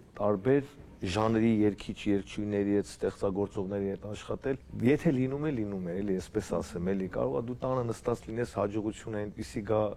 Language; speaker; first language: Armenian; native; Armenian